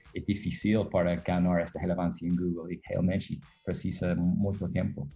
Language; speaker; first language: Portuguese; non-native, fluent; English